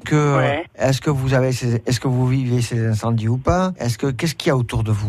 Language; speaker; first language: French; native; French